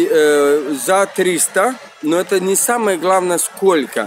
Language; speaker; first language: Russian; non-native, local second language; Romanian